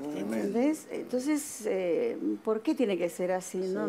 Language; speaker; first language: Spanish; native; Spanish